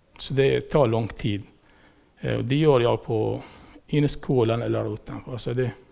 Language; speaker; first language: Swedish; non-native, fluent; Arabic